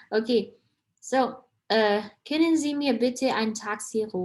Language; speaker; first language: German; non-native, fluent; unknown